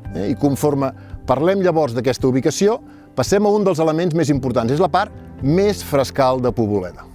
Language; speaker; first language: Catalan; native; Catalan